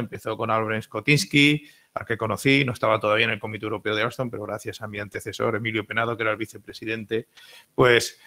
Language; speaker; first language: Spanish; native; Spanish